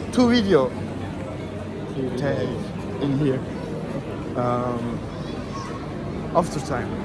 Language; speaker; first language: English; non-native, learner; Turkish